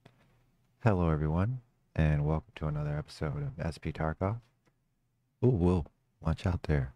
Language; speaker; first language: English; native; English